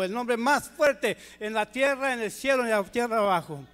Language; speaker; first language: Spanish; early bilingual, heritage; Spanish